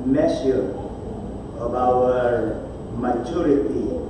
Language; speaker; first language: English; non-native, local second language; Filipino